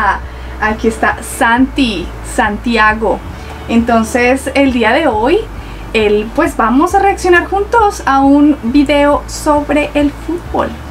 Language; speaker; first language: Spanish; native; Spanish